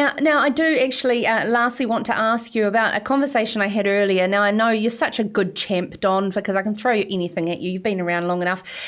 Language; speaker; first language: English; native; English